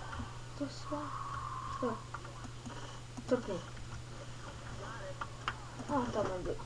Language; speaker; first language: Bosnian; early bilingual, heritage; Bosnian